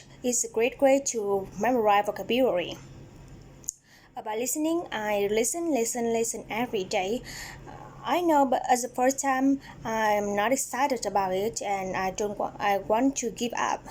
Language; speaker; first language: English; non-native, learner; Vietnamese